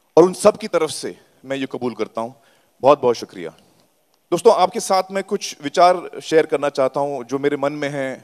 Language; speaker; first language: Hindi; native; Hindi